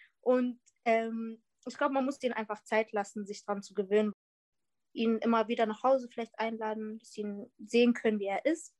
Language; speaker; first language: German; early bilingual, other home language; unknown